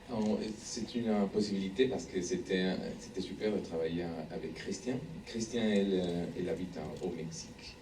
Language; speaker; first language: French; non-native, learner; Spanish